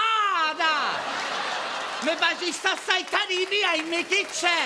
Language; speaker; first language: Italian; native; Italian